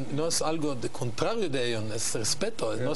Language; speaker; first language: Spanish; non-native, learner; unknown